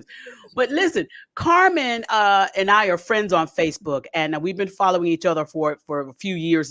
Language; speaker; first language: English; native; English